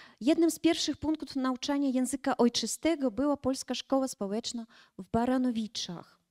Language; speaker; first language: Polish; early bilingual, heritage; Polish